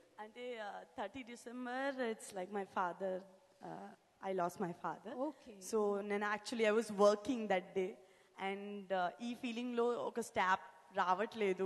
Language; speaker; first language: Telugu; non-native, learner; Gujarati